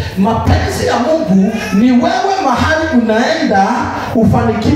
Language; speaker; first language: English; non-native, local second language; Swahili